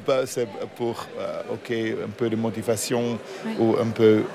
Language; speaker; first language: French; non-native, learner; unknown